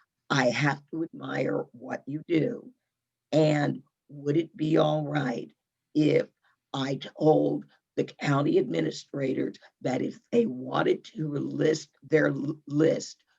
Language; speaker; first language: English; native; English